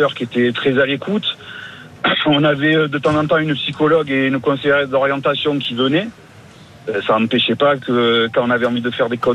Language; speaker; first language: French; native; French